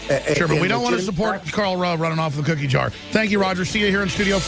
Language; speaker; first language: English; native; English